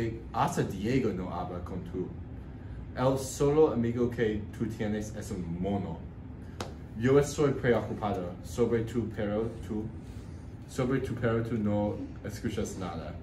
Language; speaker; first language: Spanish; non-native, learner; English